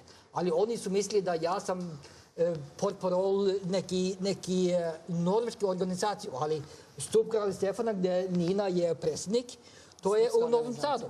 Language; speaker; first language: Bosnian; non-native, fluent; Norwegian